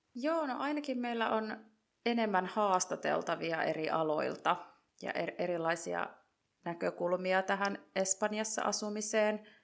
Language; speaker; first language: Finnish; native; Finnish